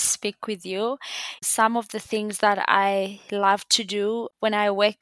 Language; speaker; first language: English; non-native, local second language; Ganda